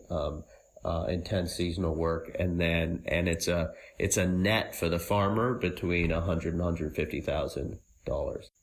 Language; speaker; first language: English; native; English